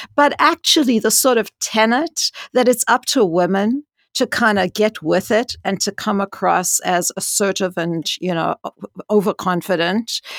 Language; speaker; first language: English; native; English